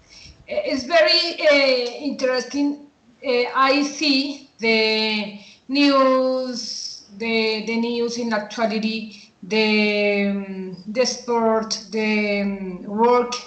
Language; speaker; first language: English; non-native, learner; Spanish